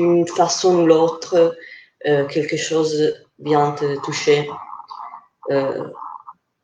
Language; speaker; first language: French; non-native, fluent; Italian